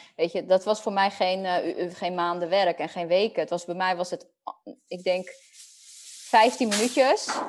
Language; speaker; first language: Dutch; early bilingual, other home language; Spanish